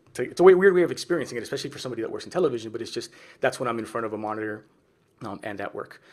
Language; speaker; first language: English; early bilingual, other home language; Spanish